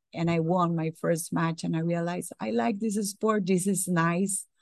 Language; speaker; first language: English; non-native, fluent; Spanish